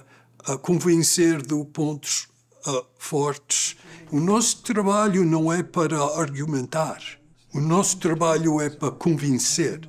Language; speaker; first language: Portuguese; early bilingual, other home language; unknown